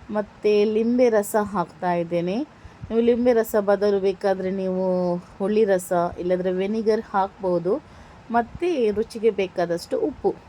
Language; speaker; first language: Kannada; non-native, local second language; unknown